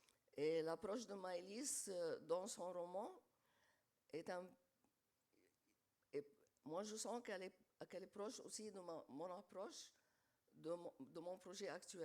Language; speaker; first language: French; non-native, fluent; Arabic